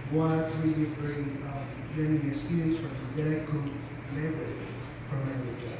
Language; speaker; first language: English; non-native, fluent; Spanish